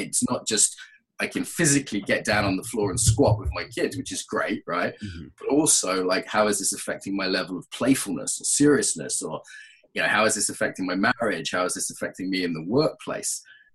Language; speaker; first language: English; native; English